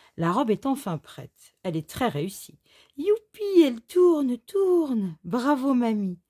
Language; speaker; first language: French; native; French